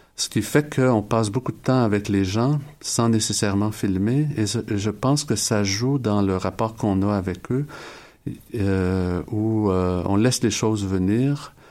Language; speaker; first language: French; native; French